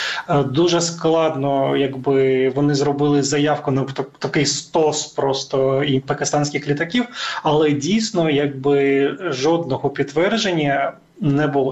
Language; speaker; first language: Ukrainian; native; Ukrainian